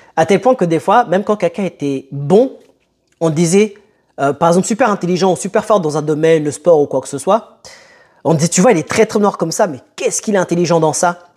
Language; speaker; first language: French; early bilingual, other home language; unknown